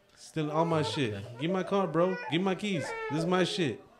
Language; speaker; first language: English; early bilingual, other home language; Spanish